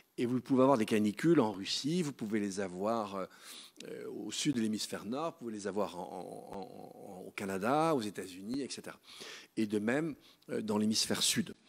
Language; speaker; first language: French; native; French